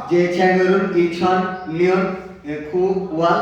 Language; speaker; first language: Korean; non-native, learner; Bangla